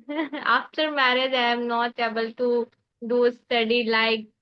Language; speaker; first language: English; non-native, learner; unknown